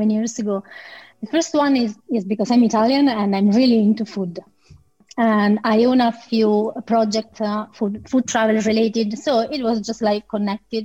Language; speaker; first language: English; non-native, fluent; Italian